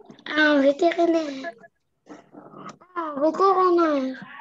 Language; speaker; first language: French; non-native, local second language; Arabic